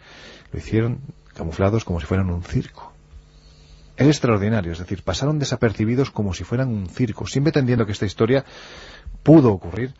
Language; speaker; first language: Spanish; native; Spanish